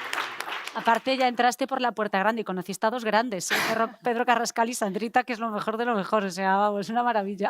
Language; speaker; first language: Spanish; native; Spanish